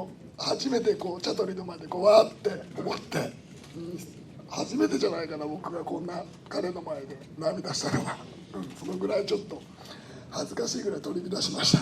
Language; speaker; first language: Japanese; native; Japanese